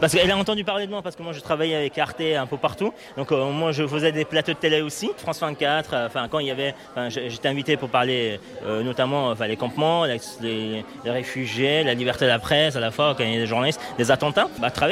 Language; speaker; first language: French; non-native, fluent; Persian